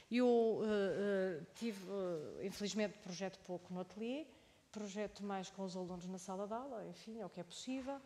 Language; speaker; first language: Portuguese; native; Portuguese